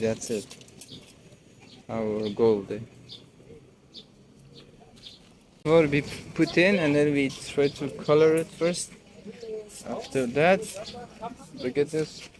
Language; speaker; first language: English; non-native, learner; Persian